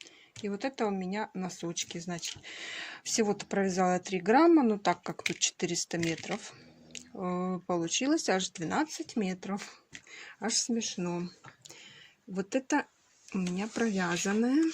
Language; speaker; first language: Russian; native; Russian